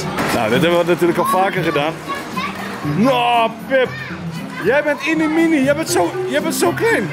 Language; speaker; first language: Dutch; native; Dutch